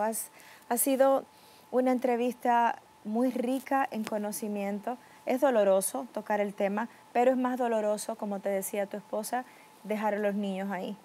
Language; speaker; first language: Spanish; native; Spanish